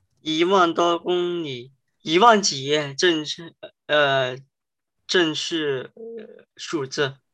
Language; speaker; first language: Chinese; early bilingual, heritage; Chinese